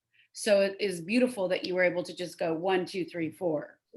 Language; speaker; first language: English; native; English